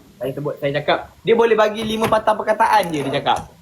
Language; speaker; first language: Malay; native; Malay